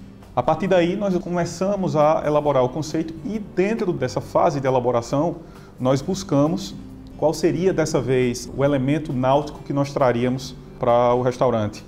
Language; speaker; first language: Portuguese; native; Portuguese